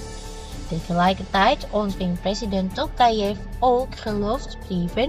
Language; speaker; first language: Dutch; non-native, learner; Indonesian